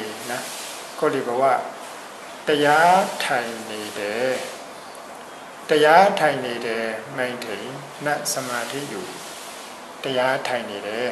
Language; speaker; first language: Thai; non-native, fluent; Burmese